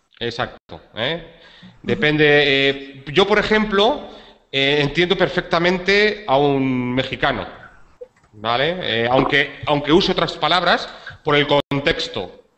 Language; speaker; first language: Spanish; native; Spanish